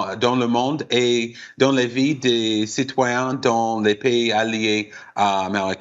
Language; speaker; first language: French; non-native, fluent; English